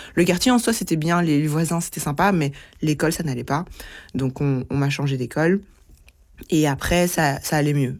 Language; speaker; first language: French; early bilingual, other home language; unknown